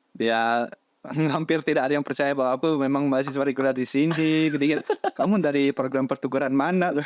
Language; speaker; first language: Indonesian; non-native, fluent; Dutch